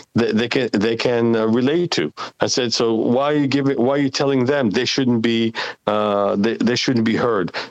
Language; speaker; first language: English; non-native, fluent; Hebrew